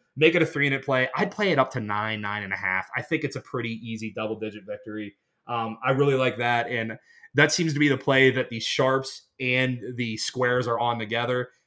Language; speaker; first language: English; native; English